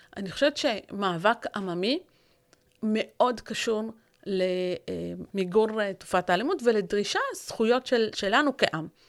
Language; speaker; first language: Hebrew; non-native, local second language; Arabic